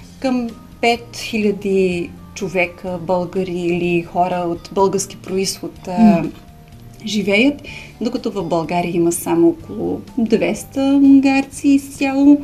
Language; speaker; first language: Bulgarian; early bilingual, heritage; Hungarian